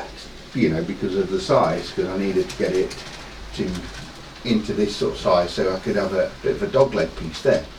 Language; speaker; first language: English; native; English